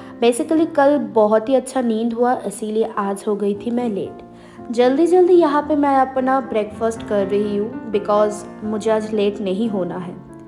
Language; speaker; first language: Hindi; non-native, local second language; Bangla